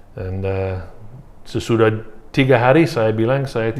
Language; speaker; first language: Indonesian; non-native, fluent; English